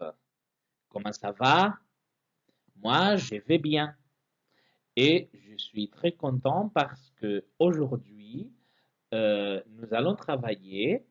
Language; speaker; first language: French; non-native, fluent; Spanish